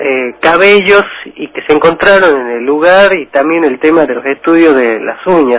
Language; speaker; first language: Spanish; native; Spanish